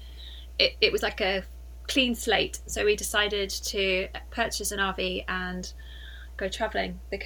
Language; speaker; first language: English; native; English